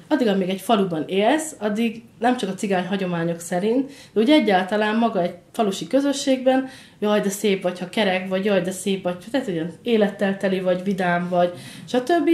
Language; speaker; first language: Hungarian; native; Hungarian